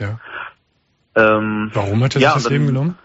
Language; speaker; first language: German; native; German